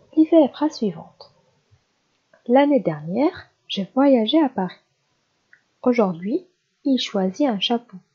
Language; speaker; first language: French; non-native, local second language; Arabic